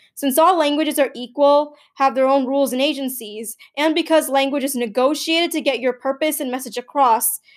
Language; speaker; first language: English; early bilingual, other home language; Gujarati